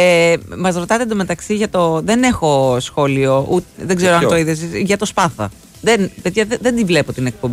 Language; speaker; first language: Greek; native; Greek